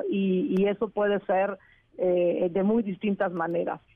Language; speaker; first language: Spanish; non-native, fluent; Italian